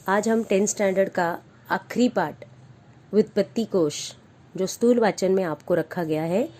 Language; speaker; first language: Hindi; non-native, local second language; Marathi